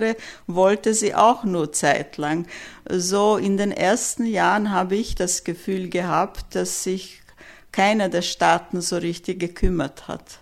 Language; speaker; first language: German; non-native, fluent; Serbian